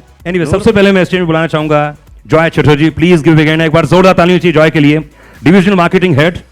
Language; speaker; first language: Hindi; native; Hindi